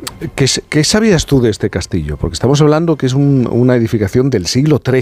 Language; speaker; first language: Spanish; native; Spanish